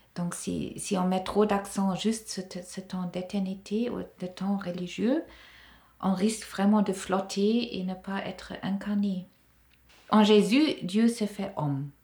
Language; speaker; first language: French; non-native, fluent; German